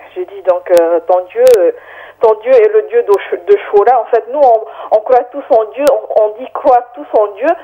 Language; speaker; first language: French; native; French